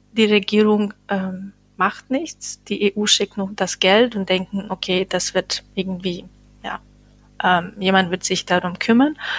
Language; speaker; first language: German; non-native, fluent; Bosnian